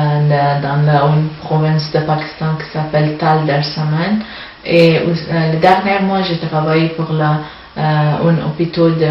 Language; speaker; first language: French; non-native, learner; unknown